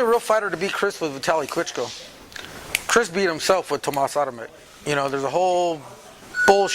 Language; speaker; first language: English; native; English